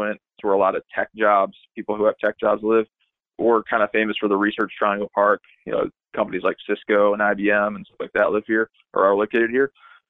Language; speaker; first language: English; native; English